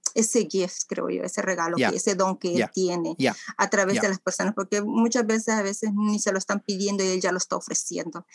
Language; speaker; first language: Spanish; native; Spanish